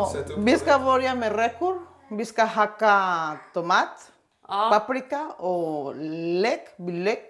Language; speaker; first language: Swedish; non-native, learner; Spanish